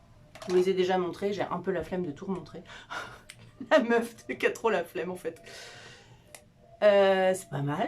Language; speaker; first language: French; native; French